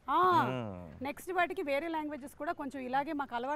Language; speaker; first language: Telugu; native; Telugu